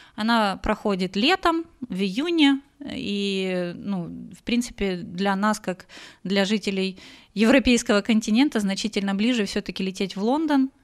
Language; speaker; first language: Russian; native; Russian